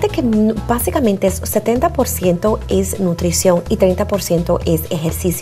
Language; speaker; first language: Spanish; native; Spanish